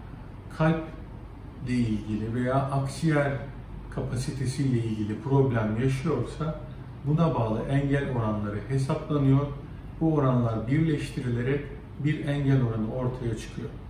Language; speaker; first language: Turkish; native; Turkish